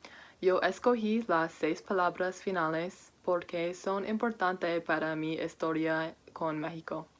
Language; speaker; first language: Spanish; non-native, learner; English